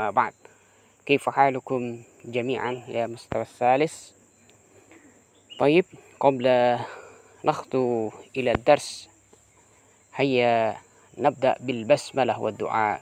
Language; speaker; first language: Arabic; non-native, fluent; Indonesian